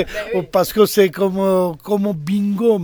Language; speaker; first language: French; non-native, learner; Georgian